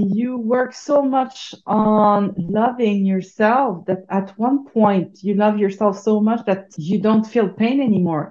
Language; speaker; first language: English; non-native, fluent; French